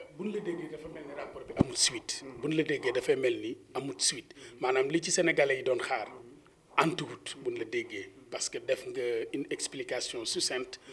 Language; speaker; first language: Wolof; native; Wolof